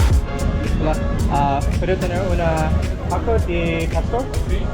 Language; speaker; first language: Spanish; non-native, learner; English